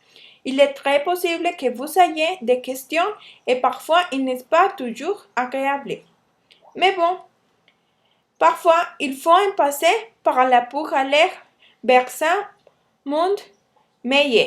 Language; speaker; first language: French; non-native, learner; Spanish